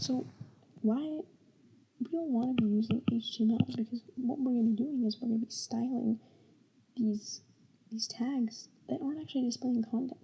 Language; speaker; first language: English; native; English